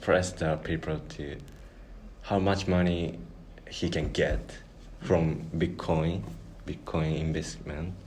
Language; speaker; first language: English; non-native, learner; Japanese